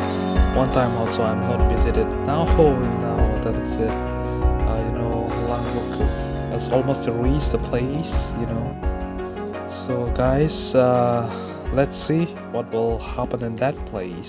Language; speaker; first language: English; non-native, learner; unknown